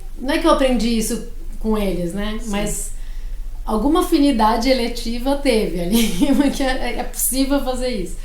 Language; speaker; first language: Portuguese; early bilingual, other home language; Spanish